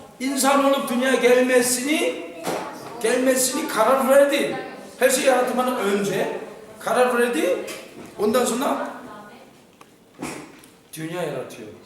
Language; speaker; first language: Turkish; non-native, fluent; Korean